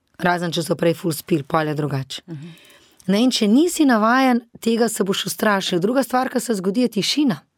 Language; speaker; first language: Slovenian; native; Slovenian